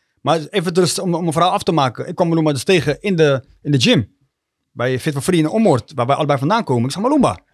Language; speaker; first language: Dutch; early bilingual, other home language; Tigrinya